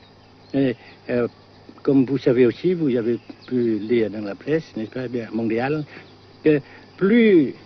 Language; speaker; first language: French; non-native, local second language; Vietnamese